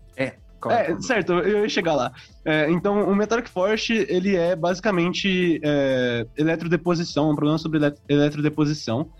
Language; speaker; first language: Portuguese; native; Portuguese